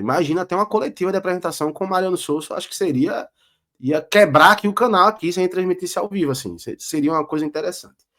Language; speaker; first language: Portuguese; native; Portuguese